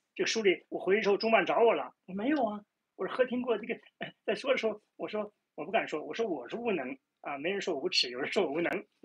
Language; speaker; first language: Chinese; native; Chinese